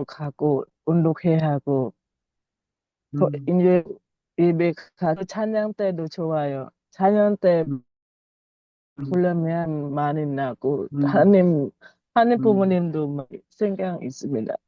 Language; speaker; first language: Korean; non-native, learner; Thai